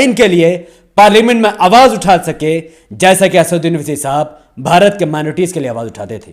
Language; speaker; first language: Hindi; native; Hindi